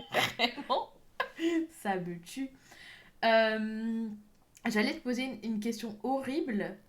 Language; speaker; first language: French; native; French